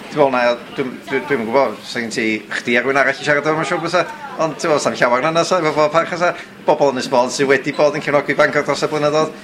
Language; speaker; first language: Welsh; native; Welsh